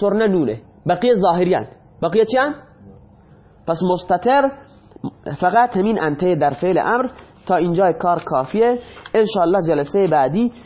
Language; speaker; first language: Persian; non-native, local second language; Baluchi